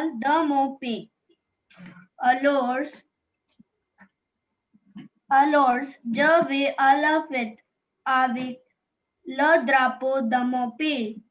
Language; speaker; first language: French; non-native, learner; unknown